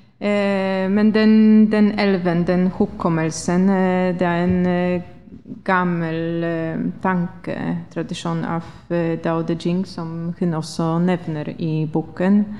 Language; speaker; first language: Norwegian; non-native, fluent; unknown